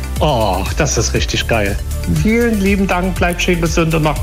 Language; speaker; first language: German; native; German